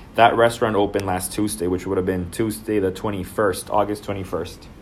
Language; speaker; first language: English; non-native, fluent; Spanish